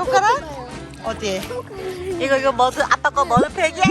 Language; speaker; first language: Korean; native; Korean